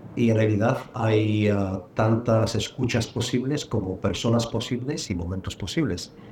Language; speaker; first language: Spanish; non-native, fluent; Bulgarian